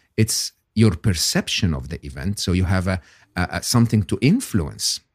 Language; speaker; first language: English; non-native, fluent; Arabic